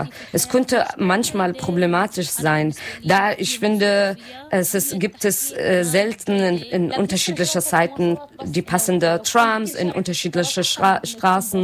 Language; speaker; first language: German; non-native, learner; Arabic